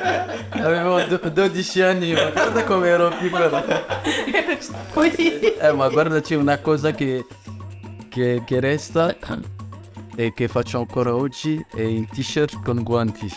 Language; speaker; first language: Italian; non-native, fluent; French